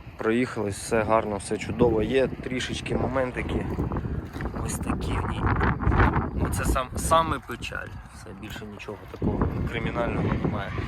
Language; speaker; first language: Ukrainian; non-native, local second language; Russian